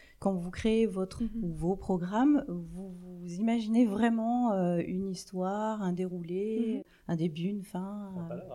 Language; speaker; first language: French; native; French